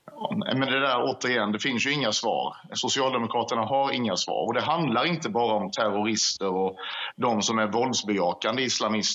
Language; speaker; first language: Swedish; native; Swedish